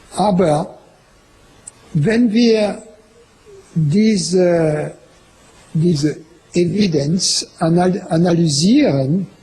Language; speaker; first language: German; non-native, fluent; French